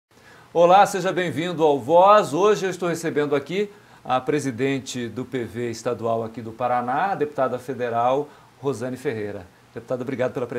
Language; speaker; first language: Portuguese; native; Portuguese